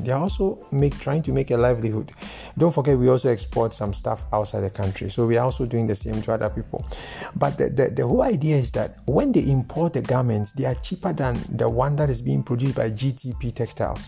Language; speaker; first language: English; non-native, local second language; Akan